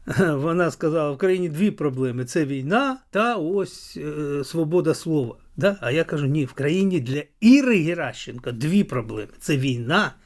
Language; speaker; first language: Ukrainian; native; Ukrainian